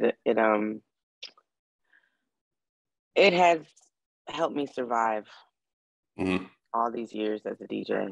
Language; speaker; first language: English; native; English